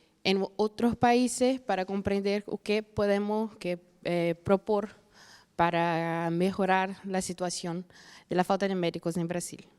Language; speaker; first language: Spanish; non-native, fluent; Portuguese